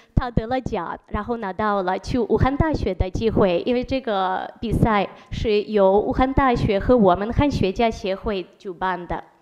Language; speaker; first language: Chinese; non-native, fluent; Ukrainian